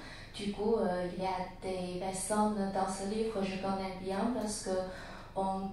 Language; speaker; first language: French; non-native, learner; Chinese